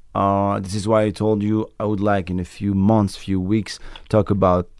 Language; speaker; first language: English; non-native, fluent; Arabic